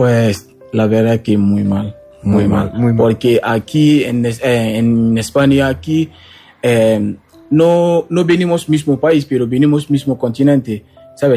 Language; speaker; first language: Spanish; non-native, learner; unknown